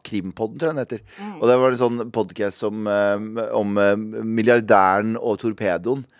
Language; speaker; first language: Norwegian; early bilingual, other home language; Kurdish